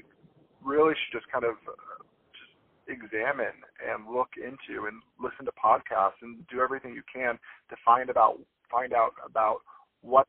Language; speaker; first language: English; native; English